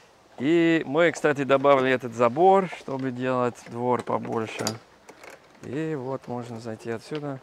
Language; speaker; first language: Russian; non-native, learner; English